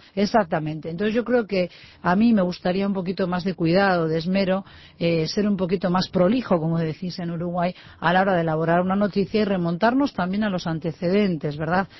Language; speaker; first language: Spanish; native; Spanish